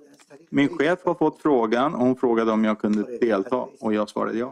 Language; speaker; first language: Swedish; native; Swedish